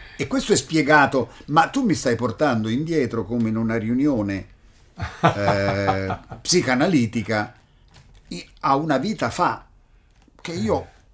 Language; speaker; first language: Italian; native; Italian